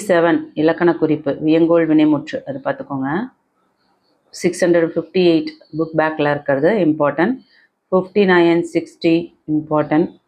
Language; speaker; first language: Tamil; native; Tamil